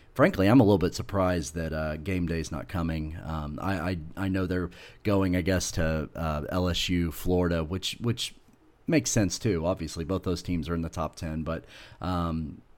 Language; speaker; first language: English; native; English